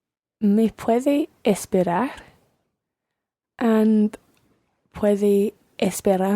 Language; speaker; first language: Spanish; non-native, learner; English